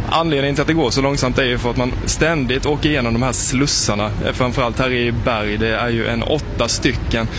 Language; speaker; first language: Swedish; native; Swedish